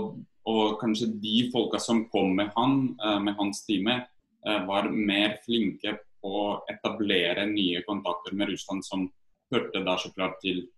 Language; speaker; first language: Norwegian; non-native, fluent; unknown